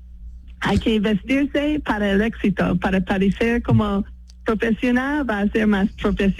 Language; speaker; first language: Spanish; non-native, fluent; English